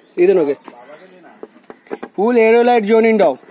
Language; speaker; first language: Malayalam; non-native, learner; Hindi